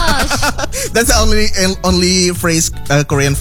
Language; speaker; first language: English; non-native, fluent; Indonesian